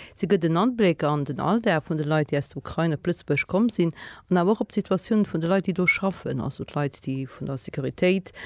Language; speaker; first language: Luxembourgish; native; Luxembourgish